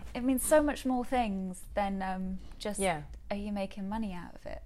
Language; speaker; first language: English; native; English